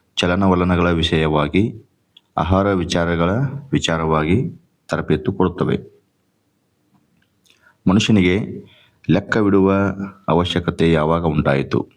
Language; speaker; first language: Kannada; native; Kannada